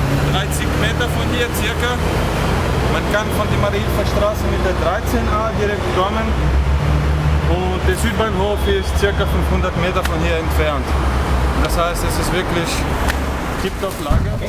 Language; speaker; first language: German; non-native, fluent; Arabic